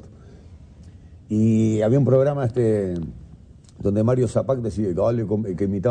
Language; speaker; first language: Spanish; native; Spanish